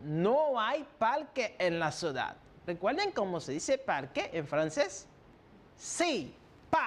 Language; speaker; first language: Spanish; non-native, fluent; French